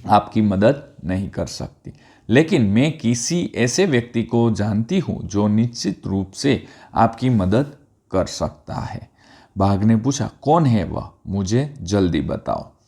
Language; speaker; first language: Hindi; non-native, local second language; Gujarati